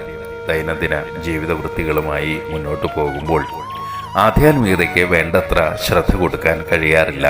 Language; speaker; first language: Malayalam; native; Malayalam